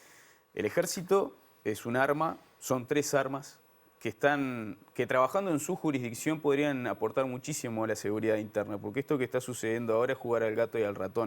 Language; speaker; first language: Spanish; native; Spanish